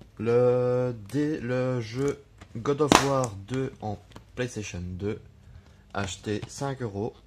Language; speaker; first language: French; native; French